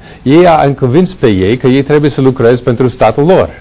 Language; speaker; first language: Romanian; non-native, fluent; English